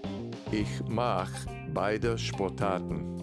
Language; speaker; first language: German; non-native, learner; Spanish